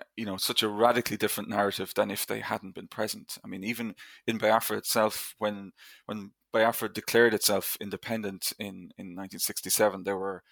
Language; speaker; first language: English; native; English